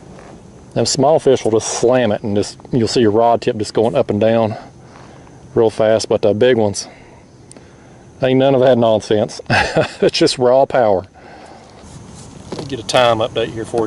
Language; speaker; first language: English; native; English